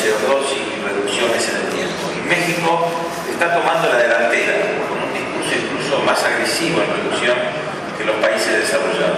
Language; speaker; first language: Spanish; native; Spanish